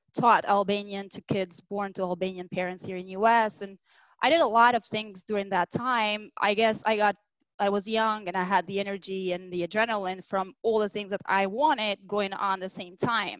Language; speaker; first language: English; non-native, fluent; Albanian